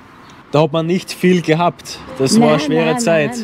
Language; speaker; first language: German; native; German